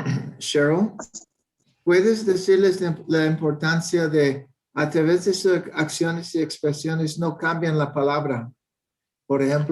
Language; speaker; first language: Spanish; non-native, fluent; English